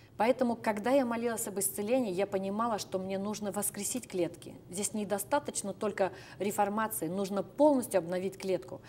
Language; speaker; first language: Russian; native; Russian